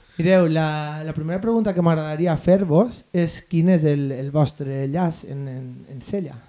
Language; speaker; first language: Catalan; native; Catalan